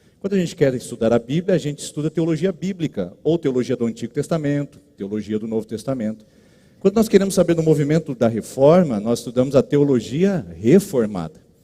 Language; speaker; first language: Portuguese; native; Portuguese